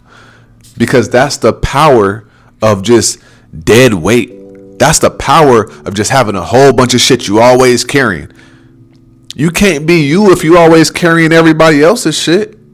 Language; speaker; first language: English; native; English